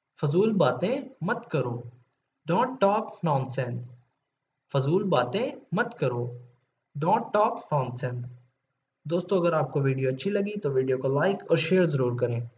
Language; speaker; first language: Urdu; native; Urdu